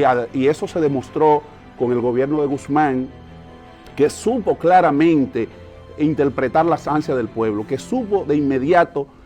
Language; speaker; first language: Spanish; native; Spanish